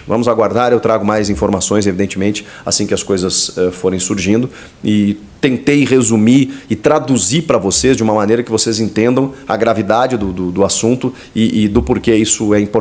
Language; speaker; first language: Portuguese; native; Portuguese